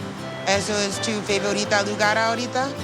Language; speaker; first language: Spanish; non-native, learner; English